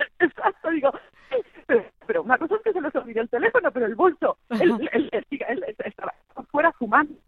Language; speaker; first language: Spanish; native; Spanish